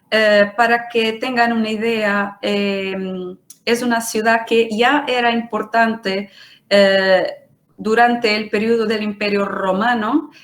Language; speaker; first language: Spanish; non-native, fluent; Portuguese